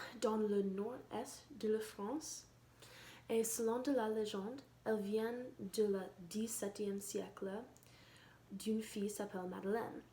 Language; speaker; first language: French; non-native, learner; English